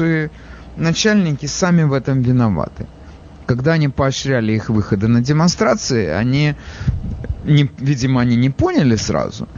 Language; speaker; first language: Russian; native; Russian